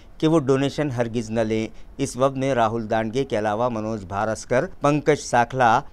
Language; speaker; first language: Urdu; native; Urdu